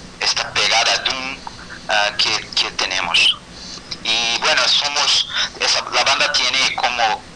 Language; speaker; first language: Spanish; non-native, fluent; Portuguese